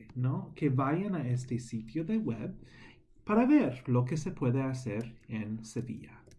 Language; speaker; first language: Spanish; non-native, fluent; English